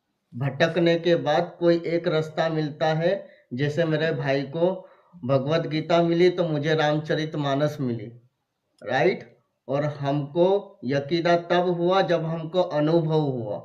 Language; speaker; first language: Hindi; native; Hindi